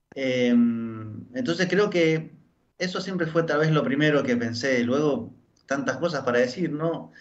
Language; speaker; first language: Spanish; early bilingual, heritage; French